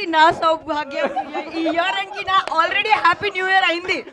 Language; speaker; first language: Telugu; non-native, learner; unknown